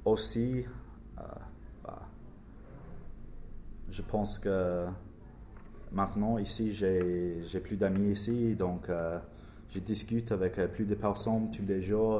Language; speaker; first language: French; non-native, learner; English